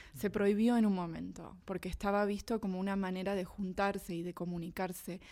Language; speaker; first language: Spanish; native; Spanish